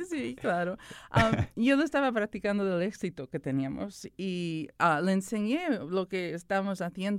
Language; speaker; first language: Spanish; early bilingual, other home language; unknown